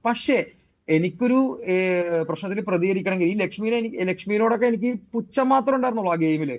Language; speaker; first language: Malayalam; native; Malayalam